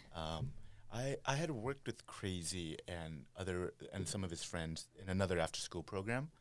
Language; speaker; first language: English; native; English